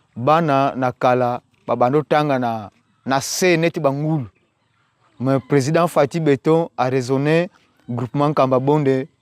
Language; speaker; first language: Lingala; non-native, local second language; Kongo